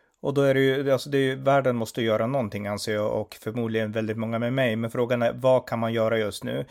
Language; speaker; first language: Swedish; native; Swedish